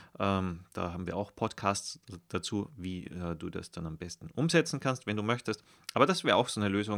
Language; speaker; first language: German; native; German